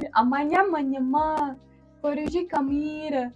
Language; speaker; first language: Portuguese; non-native, learner; Kyrgyz